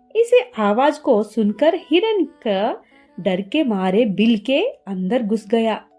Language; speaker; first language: Hindi; non-native, learner; Telugu